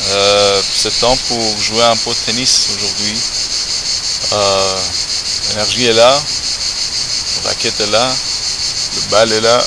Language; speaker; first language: French; non-native, learner; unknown